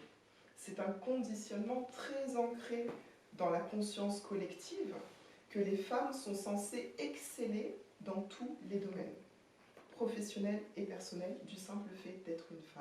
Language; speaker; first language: French; native; French